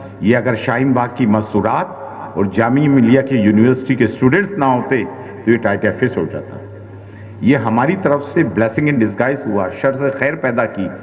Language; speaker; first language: Urdu; native; Urdu